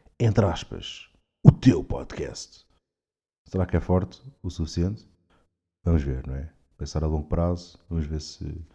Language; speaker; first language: Portuguese; native; Portuguese